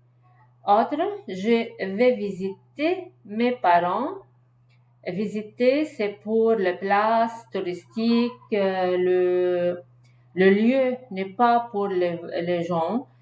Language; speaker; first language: French; non-native, learner; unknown